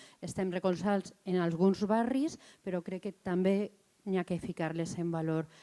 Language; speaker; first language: Catalan; non-native, local second language; Spanish